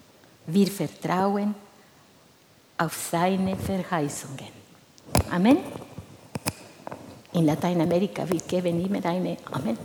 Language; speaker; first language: German; non-native, fluent; Spanish